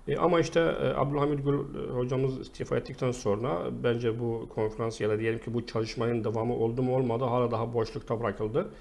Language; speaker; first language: Turkish; non-native, fluent; Arabic